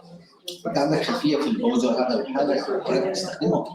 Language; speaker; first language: Arabic; native; Arabic